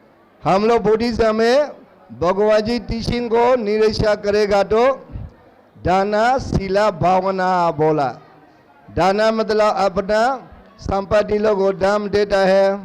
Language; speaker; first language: Hindi; non-native, learner; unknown